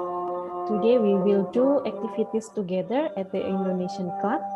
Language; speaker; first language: English; non-native, fluent; Indonesian